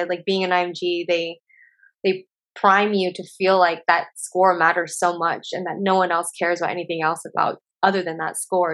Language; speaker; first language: English; native; English